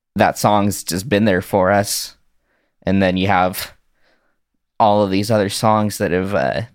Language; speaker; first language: English; native; English